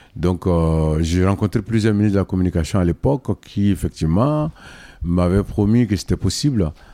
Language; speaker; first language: French; non-native, local second language; Dyula